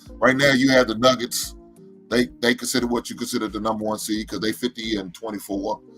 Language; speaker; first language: English; native; English